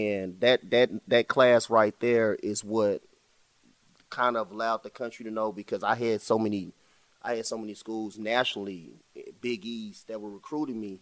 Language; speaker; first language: English; native; English